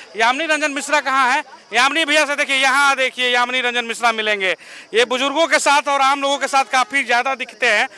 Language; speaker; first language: Hindi; native; Hindi